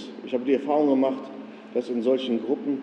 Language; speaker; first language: German; native; German